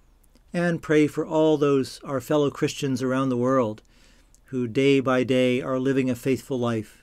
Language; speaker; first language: English; native; English